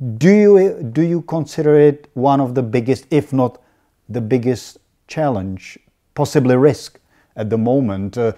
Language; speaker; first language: English; non-native, fluent; Czech